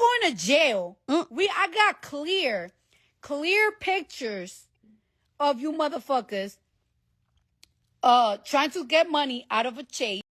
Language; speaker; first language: English; native; English